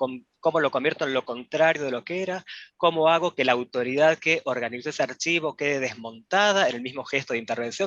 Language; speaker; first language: Spanish; native; Spanish